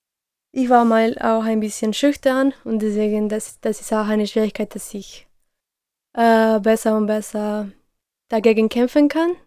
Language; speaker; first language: German; non-native, fluent; Spanish